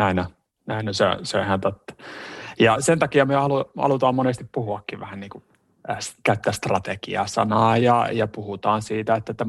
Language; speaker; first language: Finnish; native; Finnish